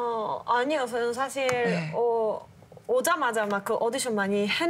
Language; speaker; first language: Korean; non-native, learner; Spanish